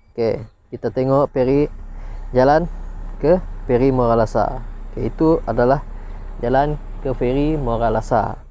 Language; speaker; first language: Malay; non-native, local second language; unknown